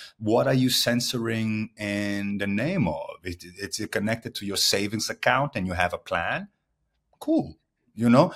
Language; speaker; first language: English; non-native, fluent; Portuguese